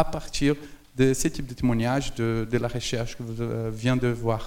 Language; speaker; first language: French; non-native, fluent; Portuguese